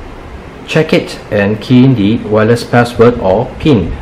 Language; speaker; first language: English; native; English